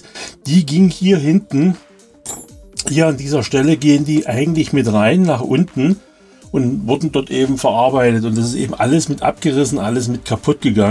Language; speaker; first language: German; native; German